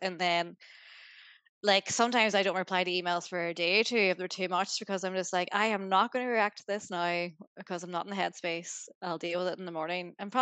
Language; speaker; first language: English; native; English